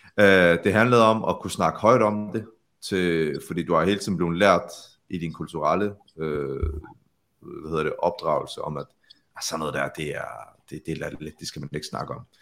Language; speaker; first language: Danish; early bilingual, other home language; Arabic